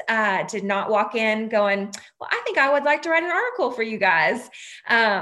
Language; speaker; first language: English; native; English